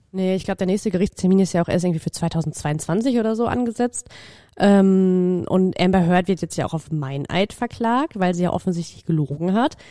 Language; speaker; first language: German; native; German